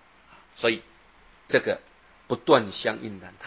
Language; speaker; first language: Chinese; native; Chinese